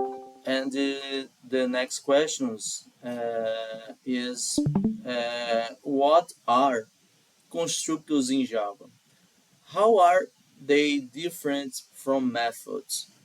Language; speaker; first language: English; non-native, learner; Portuguese